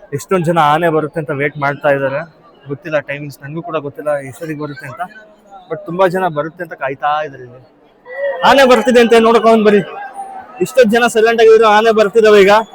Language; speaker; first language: Kannada; native; Kannada